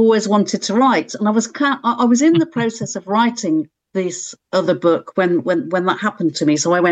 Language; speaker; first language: English; native; English